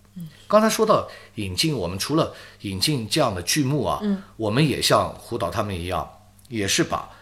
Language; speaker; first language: Chinese; native; Chinese